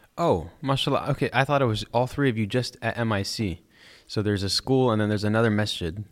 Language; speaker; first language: English; native; English